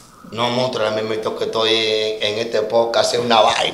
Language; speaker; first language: Spanish; native; Spanish